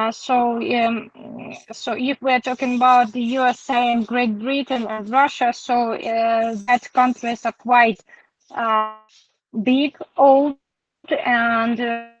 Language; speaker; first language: English; non-native, learner; Ukrainian